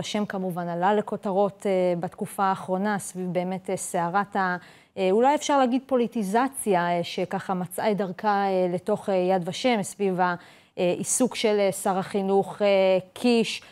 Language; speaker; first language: Hebrew; native; Hebrew